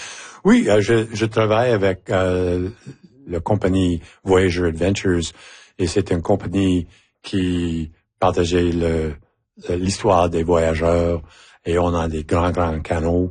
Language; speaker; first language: French; non-native, local second language; English